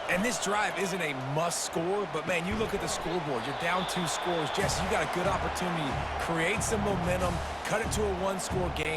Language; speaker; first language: English; native; English